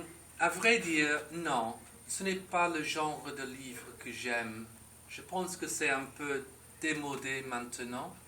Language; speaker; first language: French; non-native, fluent; English